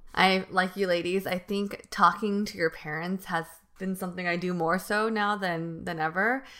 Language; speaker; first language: English; native; English